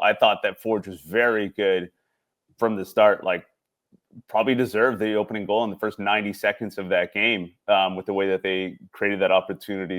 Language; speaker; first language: English; native; English